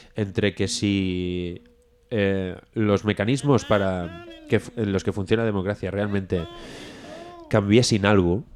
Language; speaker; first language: Spanish; non-native, local second language; Catalan